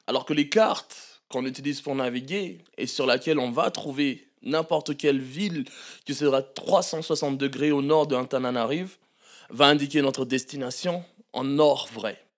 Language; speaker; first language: French; non-native, local second language; Malagasy